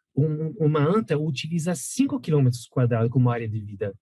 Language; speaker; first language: Portuguese; non-native, fluent; French